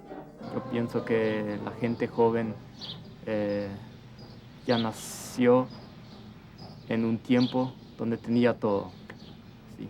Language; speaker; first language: Spanish; early bilingual, heritage; Plautdietsch